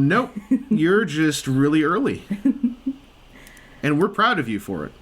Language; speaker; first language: English; native; English